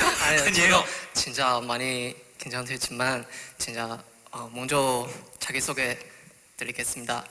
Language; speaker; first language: Korean; non-native, learner; Chinese